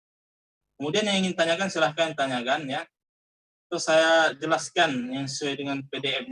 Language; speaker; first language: Indonesian; native; Indonesian